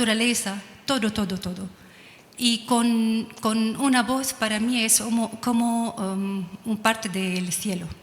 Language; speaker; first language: Spanish; non-native, learner; Arabic